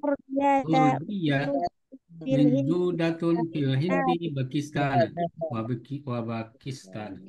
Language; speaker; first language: Arabic; non-native, learner; Indonesian